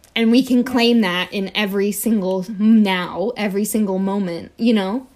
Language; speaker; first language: English; native; English